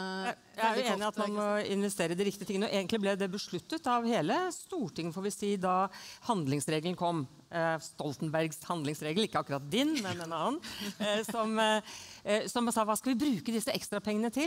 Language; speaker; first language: Norwegian; native; Norwegian